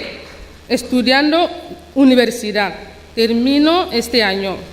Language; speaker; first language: Spanish; non-native, learner; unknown